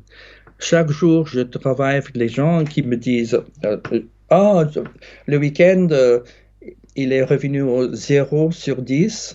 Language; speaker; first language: French; non-native, fluent; English